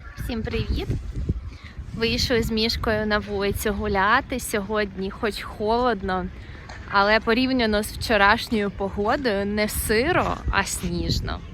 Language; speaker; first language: Ukrainian; non-native, local second language; Russian